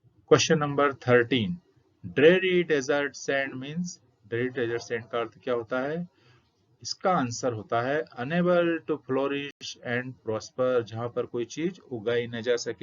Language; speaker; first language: Hindi; native; Hindi